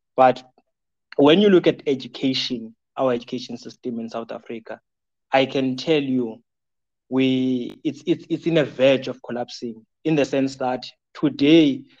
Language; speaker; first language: English; non-native, local second language; Xhosa